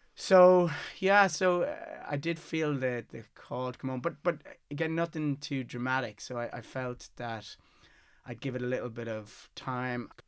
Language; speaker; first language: English; native; English